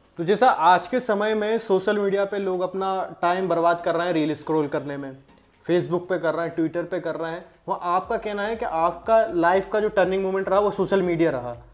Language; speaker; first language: Hindi; native; Hindi